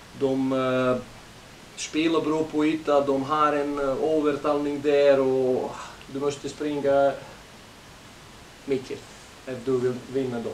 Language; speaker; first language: Swedish; non-native, learner; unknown